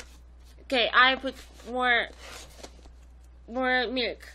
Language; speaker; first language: English; non-native, local second language; Korean